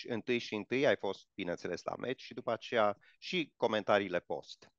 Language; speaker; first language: Romanian; native; Romanian